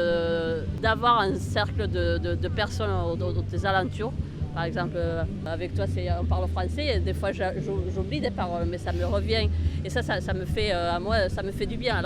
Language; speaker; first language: French; early bilingual, heritage; Spanish